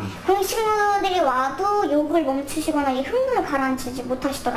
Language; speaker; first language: Korean; native; Korean